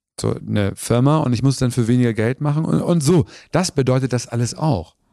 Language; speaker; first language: German; early bilingual, other home language; Turkish